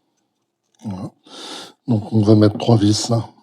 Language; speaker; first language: French; native; French